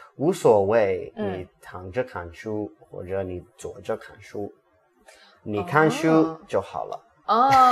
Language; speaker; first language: Chinese; non-native, learner; English